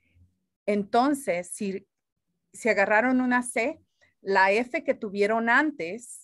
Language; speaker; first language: Spanish; early bilingual, heritage; Spanish